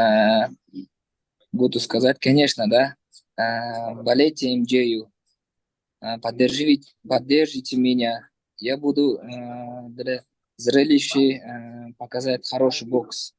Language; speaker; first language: Russian; non-native, learner; Uzbek